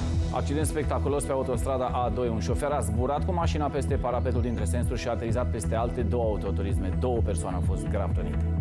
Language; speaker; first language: Romanian; native; Romanian